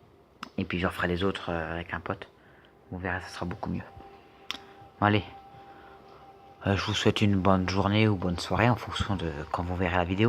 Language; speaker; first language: French; native; French